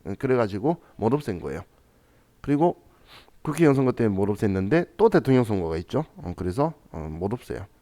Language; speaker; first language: Korean; native; Korean